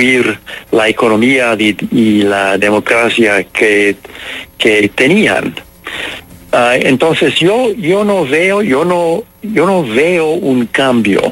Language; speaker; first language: Spanish; non-native, fluent; English